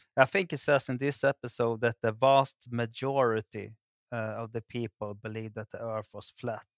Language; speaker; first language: English; non-native, fluent; Swedish